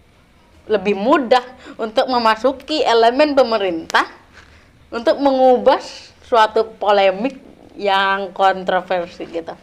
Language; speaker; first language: Indonesian; native; Indonesian